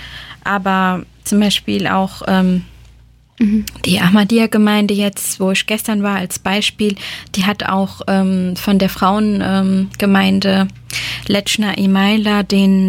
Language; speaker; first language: German; early bilingual, other home language; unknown